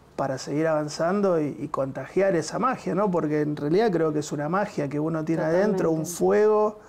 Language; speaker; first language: Spanish; native; Spanish